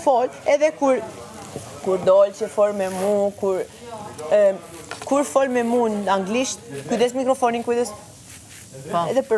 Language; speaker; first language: Albanian; non-native, learner; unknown